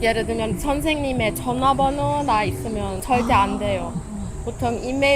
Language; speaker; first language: Korean; non-native, fluent; German